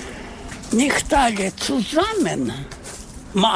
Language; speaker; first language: German; non-native, learner; Russian